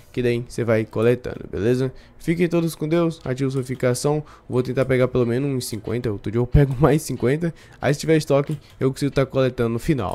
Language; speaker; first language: Portuguese; native; Portuguese